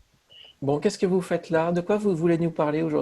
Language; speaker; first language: French; native; French